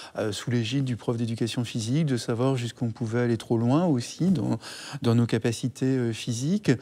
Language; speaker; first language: French; native; French